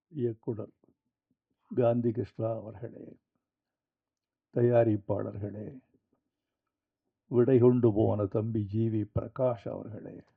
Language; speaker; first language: Tamil; native; Tamil